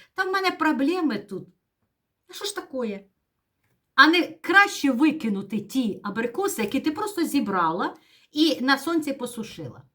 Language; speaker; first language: Ukrainian; native; Ukrainian